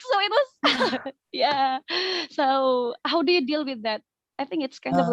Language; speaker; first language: English; non-native, fluent; Indonesian